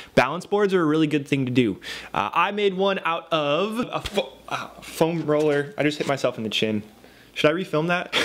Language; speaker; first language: English; native; English